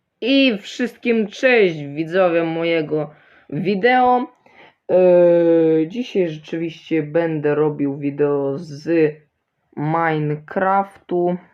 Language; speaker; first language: Polish; early bilingual, other home language; Ukrainian